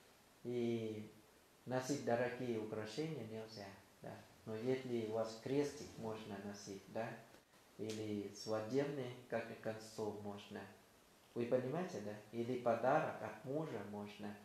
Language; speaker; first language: Russian; non-native, learner; Thai